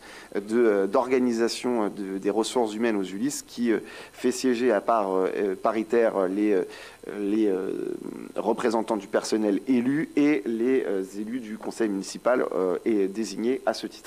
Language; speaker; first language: French; native; French